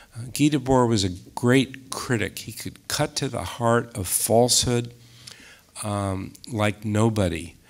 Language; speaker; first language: English; native; English